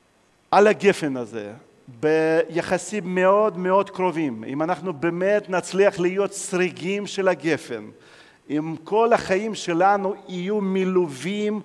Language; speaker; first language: Hebrew; non-native, fluent; Russian